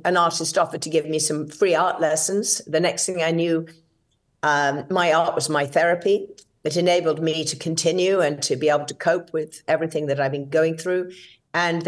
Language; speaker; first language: English; native; English